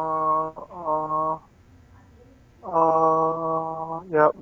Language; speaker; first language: English; non-native, learner; Korean